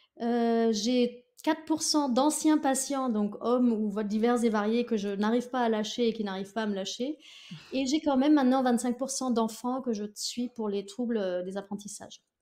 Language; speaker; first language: French; non-native, fluent; German